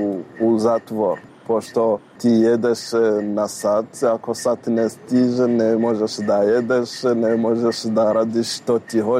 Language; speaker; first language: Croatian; non-native, learner; Rundi